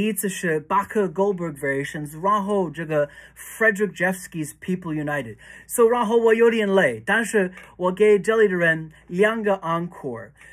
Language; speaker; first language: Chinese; non-native, learner; English